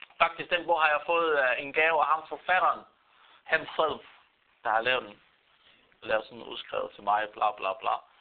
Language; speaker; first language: Danish; non-native, fluent; Arabic